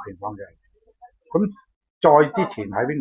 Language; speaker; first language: Cantonese; native; Cantonese